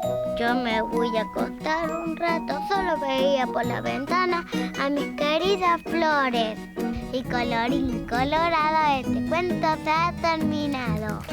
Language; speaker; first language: Spanish; native; Spanish